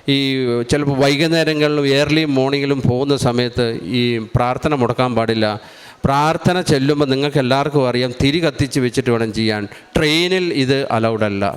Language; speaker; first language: Malayalam; native; Malayalam